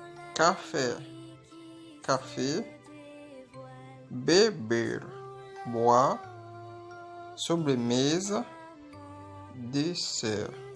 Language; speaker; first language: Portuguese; non-native, learner; Haitian Creole